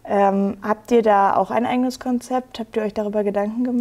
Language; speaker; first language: German; native; German